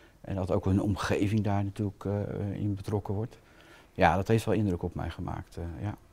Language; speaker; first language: Dutch; native; Dutch